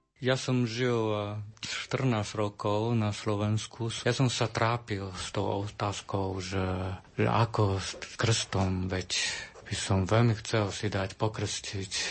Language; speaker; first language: Slovak; non-native, learner; Chinese